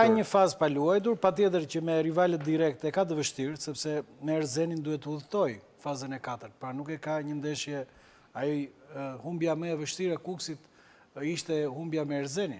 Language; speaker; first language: Albanian; native; Albanian